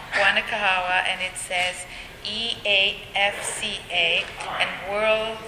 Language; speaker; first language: English; non-native, local second language; Ganda